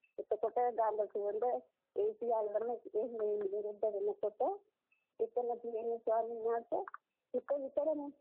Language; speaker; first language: Sinhala; native; Sinhala